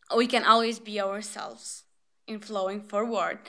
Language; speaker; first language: English; non-native, fluent; Albanian